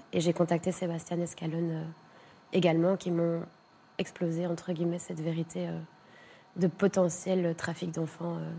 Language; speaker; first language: French; native; French